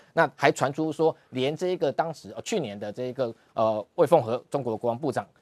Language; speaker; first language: Chinese; native; Chinese